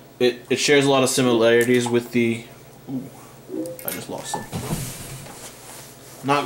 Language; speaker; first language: English; native; English